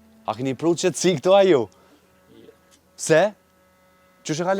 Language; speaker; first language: Albanian; native; Albanian